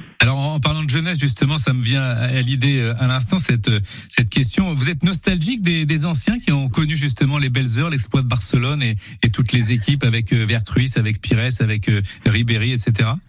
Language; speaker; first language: French; native; French